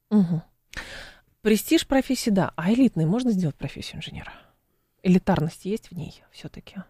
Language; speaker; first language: Russian; native; Russian